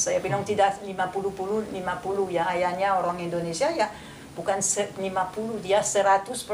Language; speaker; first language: Indonesian; non-native, fluent; French